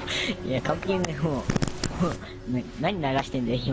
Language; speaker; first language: Japanese; native; Japanese